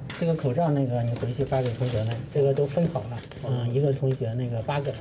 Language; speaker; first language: Chinese; native; Chinese